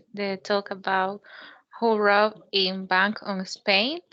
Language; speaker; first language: English; non-native, learner; Spanish